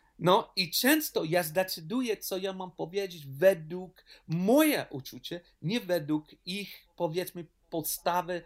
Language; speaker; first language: Polish; non-native, learner; English